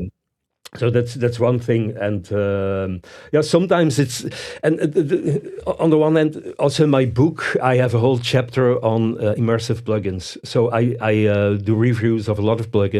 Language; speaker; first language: English; non-native, fluent; Dutch